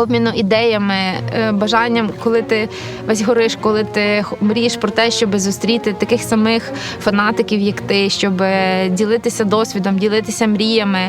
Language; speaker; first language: Ukrainian; native; Ukrainian